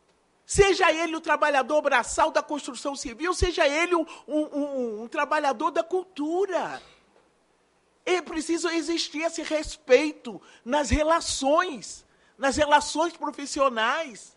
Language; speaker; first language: Portuguese; native; Portuguese